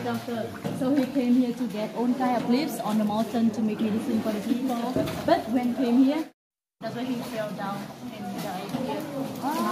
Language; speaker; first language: English; non-native, learner; Vietnamese